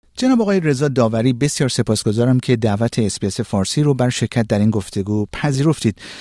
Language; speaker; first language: Persian; native; Persian